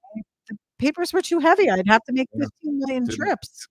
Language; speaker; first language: English; native; English